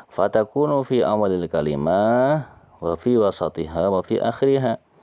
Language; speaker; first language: Arabic; non-native, fluent; Indonesian